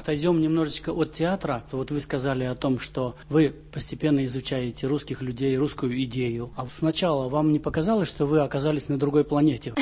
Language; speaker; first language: Russian; native; Russian